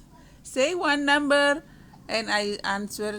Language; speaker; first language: English; non-native, learner; Indonesian